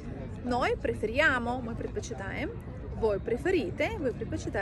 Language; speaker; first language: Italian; non-native, fluent; Russian